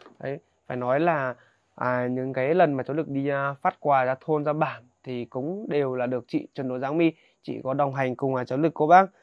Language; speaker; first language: Vietnamese; non-native, local second language; Hmong